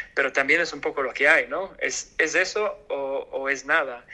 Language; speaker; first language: Spanish; non-native, fluent; English